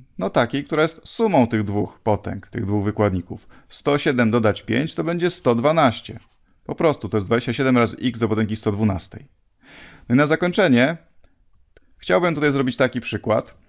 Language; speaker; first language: Polish; native; Polish